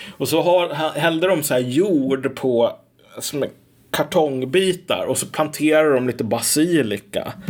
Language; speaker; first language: Swedish; native; Swedish